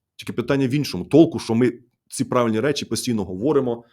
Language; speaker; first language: Ukrainian; native; Ukrainian